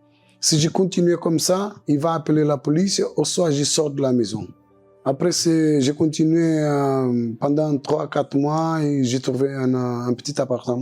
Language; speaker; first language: French; non-native, local second language; Portuguese